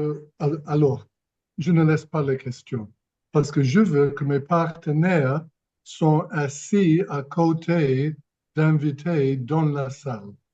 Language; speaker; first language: French; non-native, fluent; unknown